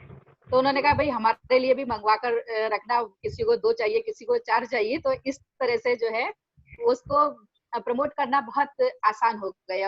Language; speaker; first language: Hindi; native; Hindi